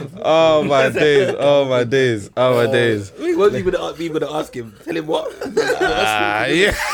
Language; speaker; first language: English; native; English